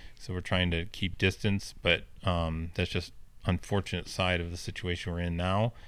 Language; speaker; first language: English; native; English